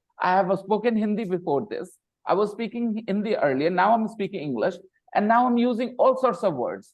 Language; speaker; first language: English; non-native, local second language; Hindi